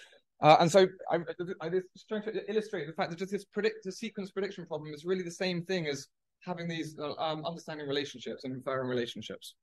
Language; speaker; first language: English; native; English